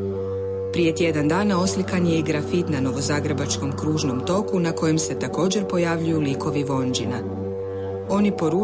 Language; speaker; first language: Croatian; native; Croatian